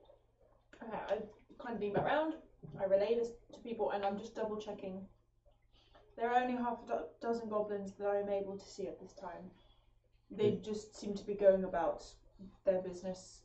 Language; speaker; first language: English; native; English